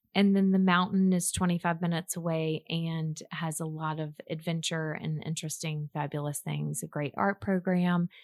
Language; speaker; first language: English; native; English